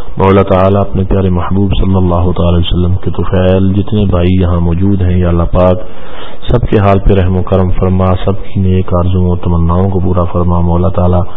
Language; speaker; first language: Urdu; non-native, local second language; Punjabi